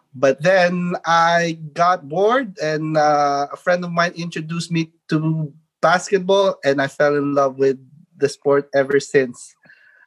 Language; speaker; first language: English; non-native, local second language; Filipino